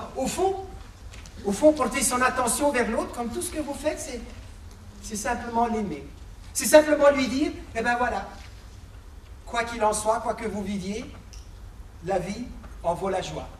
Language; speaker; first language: French; native; French